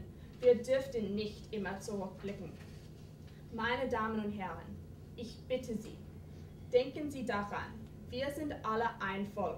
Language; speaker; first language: German; non-native, fluent; English